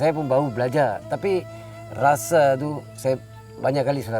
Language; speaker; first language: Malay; non-native, local second language; Tamil